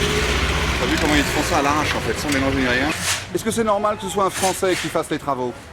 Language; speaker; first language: French; native; French